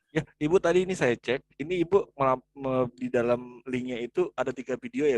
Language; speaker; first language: Indonesian; native; Indonesian